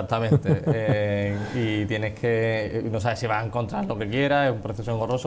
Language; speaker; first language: Spanish; native; Spanish